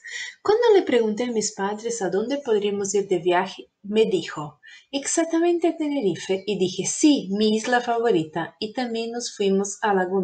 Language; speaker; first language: Spanish; non-native, fluent; Portuguese